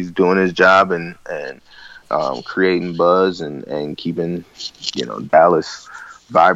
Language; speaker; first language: English; native; English